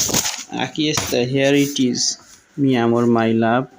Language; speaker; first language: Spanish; non-native, learner; Bangla